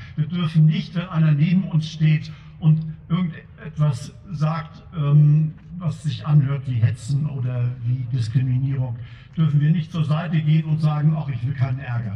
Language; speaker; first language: German; native; German